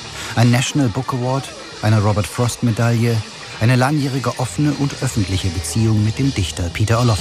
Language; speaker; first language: German; native; German